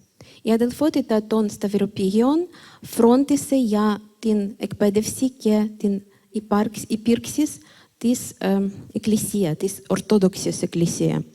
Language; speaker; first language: Greek; non-native, fluent; Ukrainian